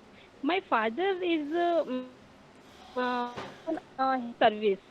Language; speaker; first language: English; non-native, learner; Hindi